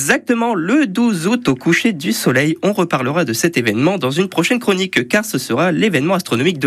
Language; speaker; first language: French; native; French